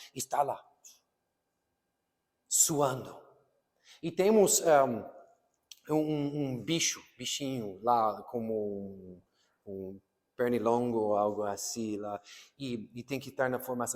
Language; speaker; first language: Portuguese; non-native, fluent; English